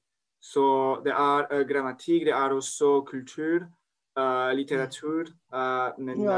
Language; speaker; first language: Norwegian; non-native, learner; French